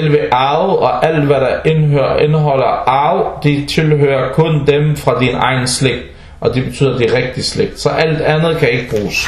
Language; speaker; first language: Danish; non-native, fluent; Arabic